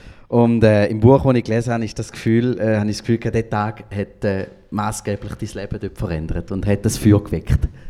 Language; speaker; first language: German; native; German